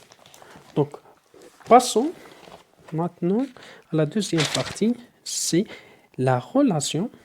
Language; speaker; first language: French; non-native, local second language; Arabic